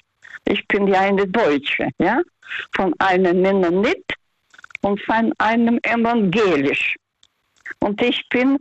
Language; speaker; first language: German; non-native, learner; Russian